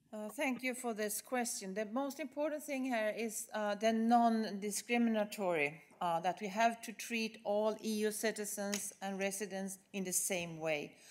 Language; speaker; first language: English; non-native, fluent; Swedish